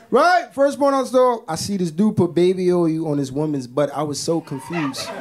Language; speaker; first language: English; native; English